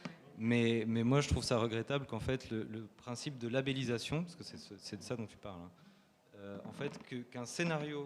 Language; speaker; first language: French; native; French